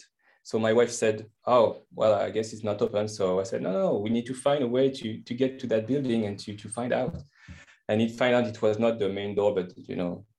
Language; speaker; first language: English; non-native, fluent; French